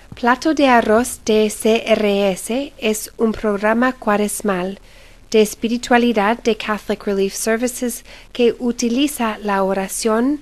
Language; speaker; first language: Spanish; early bilingual, heritage; Spanish